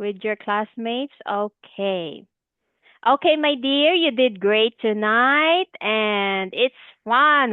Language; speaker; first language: English; non-native, fluent; Filipino